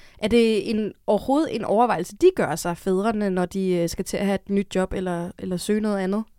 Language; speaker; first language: Danish; native; Danish